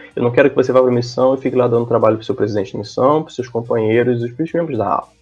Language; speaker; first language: Portuguese; native; Portuguese